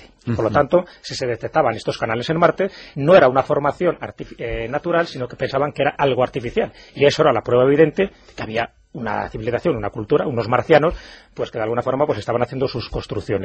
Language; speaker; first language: Spanish; native; Spanish